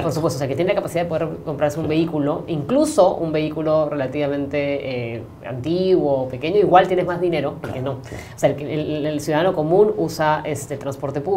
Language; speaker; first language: Spanish; native; Spanish